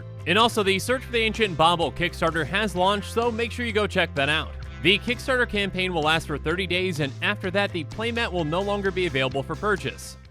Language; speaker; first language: English; native; English